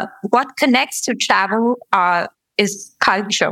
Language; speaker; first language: English; non-native, local second language; Gujarati